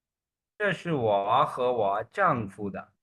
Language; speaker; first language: Chinese; non-native, fluent; Hindi